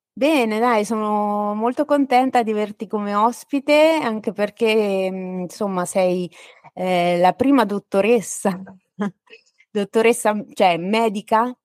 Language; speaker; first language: Italian; native; Italian